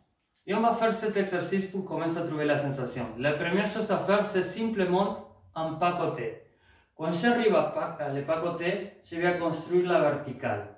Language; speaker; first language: French; non-native, fluent; Spanish